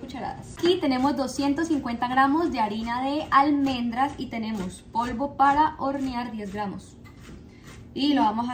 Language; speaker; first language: Spanish; native; Spanish